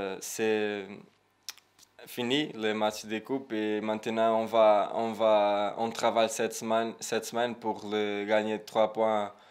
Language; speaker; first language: French; non-native, learner; Portuguese